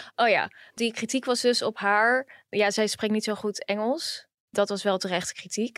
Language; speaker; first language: Dutch; native; Dutch